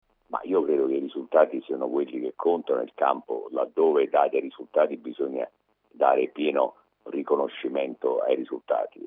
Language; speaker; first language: Italian; native; Italian